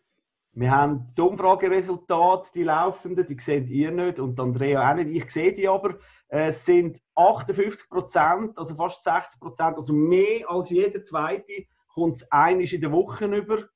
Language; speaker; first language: German; native; German